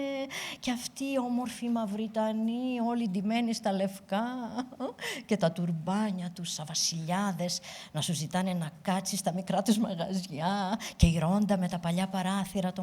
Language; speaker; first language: Greek; native; Greek